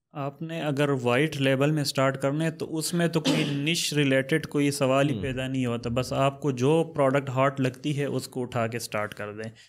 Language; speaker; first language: Urdu; non-native, local second language; Pashto